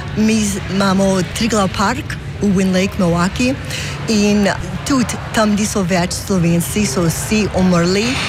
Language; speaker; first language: Slovenian; early bilingual, heritage; Slovenian